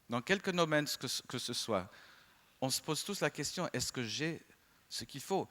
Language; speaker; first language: French; non-native, fluent; English